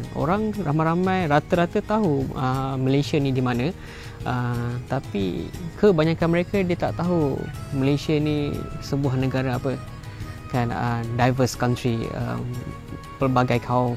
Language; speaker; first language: Malay; native; Malay